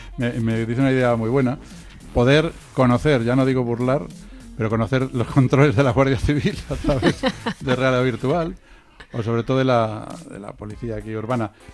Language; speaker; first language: Spanish; native; Spanish